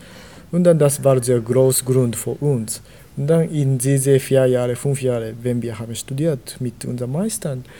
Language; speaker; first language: German; non-native, learner; Japanese